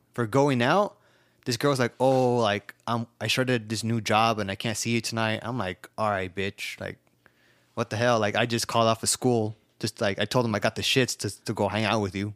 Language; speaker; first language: English; native; English